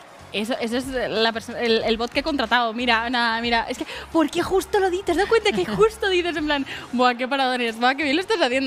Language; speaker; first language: Spanish; native; Spanish